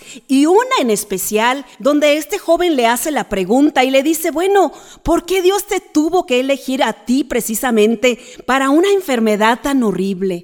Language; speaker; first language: Spanish; native; Spanish